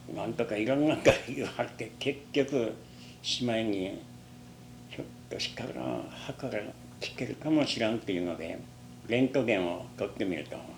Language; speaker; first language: Japanese; native; Japanese